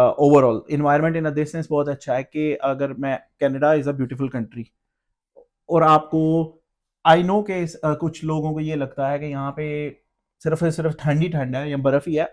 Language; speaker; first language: Urdu; native; Urdu